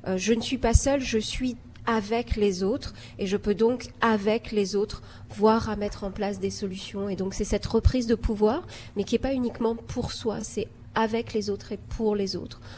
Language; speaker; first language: French; non-native, local second language; Arabic